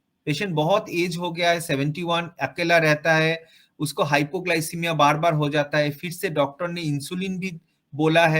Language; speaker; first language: Hindi; non-native, local second language; Bangla